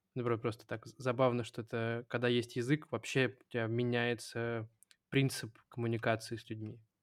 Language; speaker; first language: Russian; native; Russian